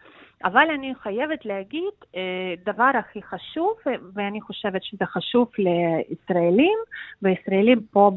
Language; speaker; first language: Hebrew; non-native, fluent; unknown